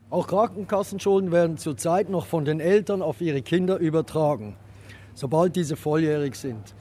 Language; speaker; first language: German; native; German